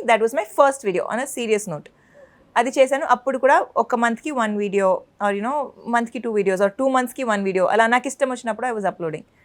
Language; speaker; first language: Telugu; non-native, local second language; Urdu